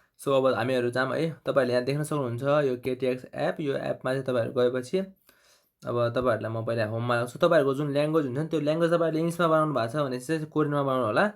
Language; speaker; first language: Nepali; native; Nepali